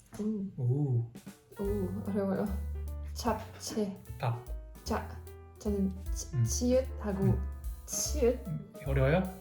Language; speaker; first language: Korean; non-native, learner; English